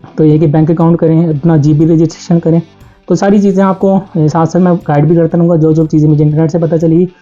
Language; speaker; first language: Urdu; non-native, local second language; Punjabi